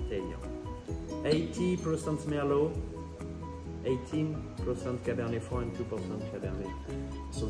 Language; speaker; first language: English; non-native, fluent; French